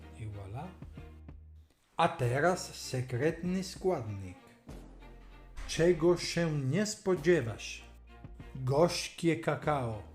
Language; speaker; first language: Polish; non-native, learner; Italian